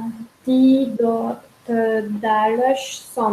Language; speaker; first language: Albanian; non-native, learner; French